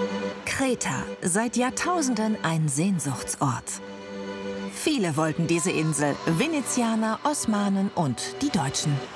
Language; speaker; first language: German; native; German